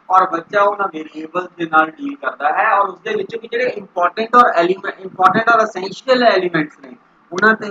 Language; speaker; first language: Hindi; non-native, local second language; Punjabi